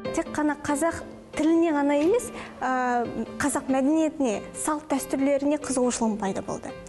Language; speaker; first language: Kazakh; non-native, local second language; Russian